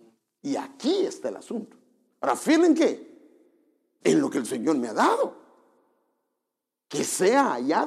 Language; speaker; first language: Spanish; native; Spanish